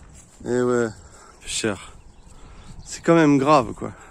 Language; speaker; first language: French; native; French